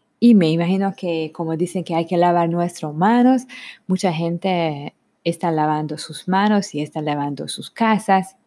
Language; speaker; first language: Spanish; non-native, learner; Hungarian